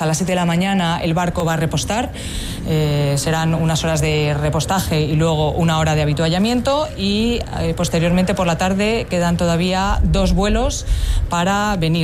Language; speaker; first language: Spanish; native; Spanish